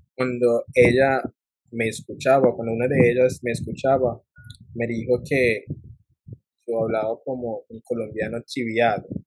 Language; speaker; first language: Spanish; non-native, fluent; English